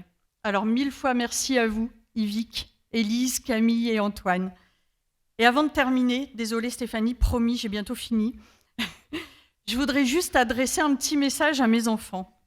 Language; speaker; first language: French; native; French